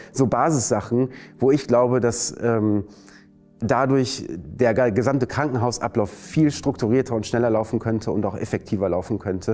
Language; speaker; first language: German; native; German